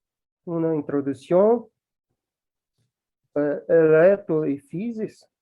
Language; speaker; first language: Spanish; non-native, learner; Portuguese